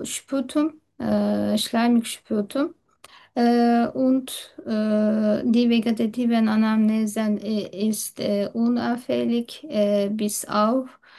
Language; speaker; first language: German; non-native, learner; Turkish